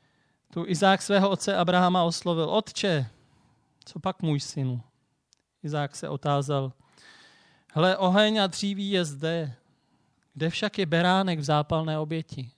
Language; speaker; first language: Czech; native; Czech